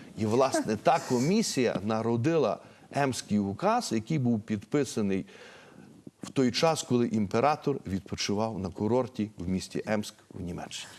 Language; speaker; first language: Ukrainian; native; Ukrainian